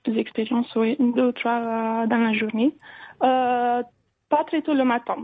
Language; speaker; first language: French; non-native, fluent; Romanian